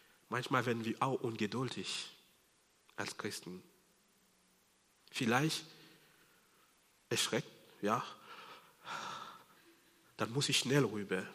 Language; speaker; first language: German; non-native, fluent; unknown